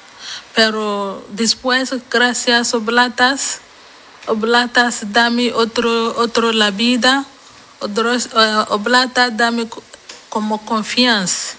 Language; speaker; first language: Spanish; non-native, learner; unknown